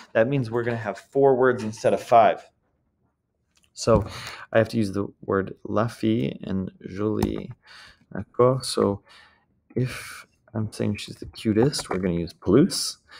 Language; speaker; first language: English; native; English